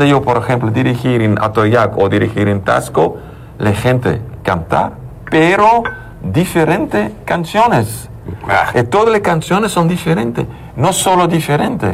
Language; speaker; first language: Spanish; non-native, learner; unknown